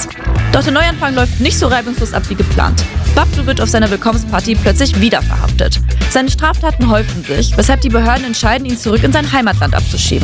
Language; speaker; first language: German; native; German